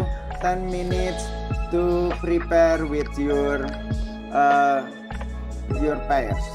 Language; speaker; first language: English; non-native, learner; Indonesian